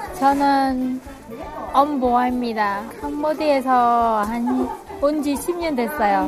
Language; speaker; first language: Korean; non-native, learner; Khmer